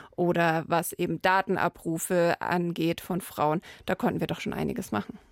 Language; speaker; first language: German; native; German